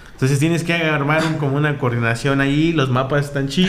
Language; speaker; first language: Spanish; native; Spanish